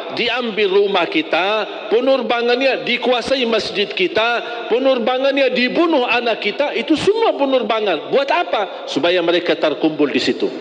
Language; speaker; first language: Malay; non-native, fluent; Arabic